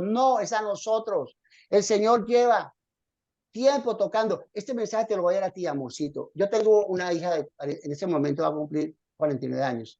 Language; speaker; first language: Spanish; native; Spanish